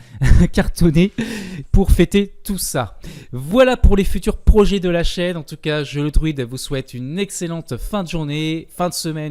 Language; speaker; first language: French; native; French